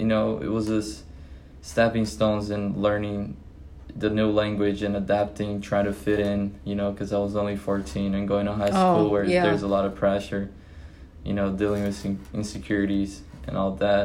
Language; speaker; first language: English; non-native, fluent; Portuguese